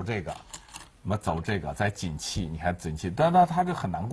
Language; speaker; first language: Chinese; native; Chinese